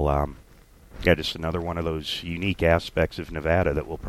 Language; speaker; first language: English; native; English